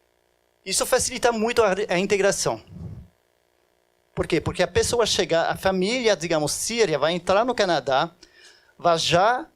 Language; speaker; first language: Portuguese; non-native, fluent; French